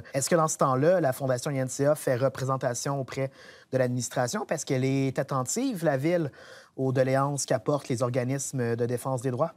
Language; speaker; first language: French; native; French